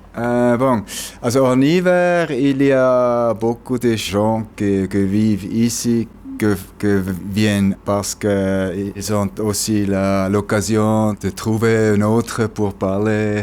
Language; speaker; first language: French; non-native, local second language; German